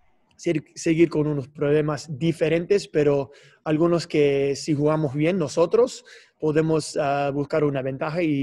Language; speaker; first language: Spanish; non-native, fluent; English